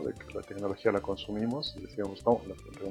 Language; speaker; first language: Spanish; native; Spanish